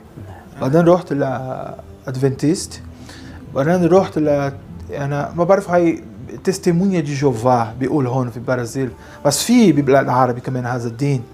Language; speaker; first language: Arabic; non-native, learner; Portuguese